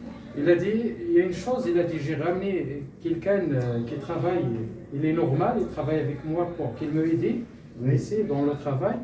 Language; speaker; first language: French; non-native, local second language; Arabic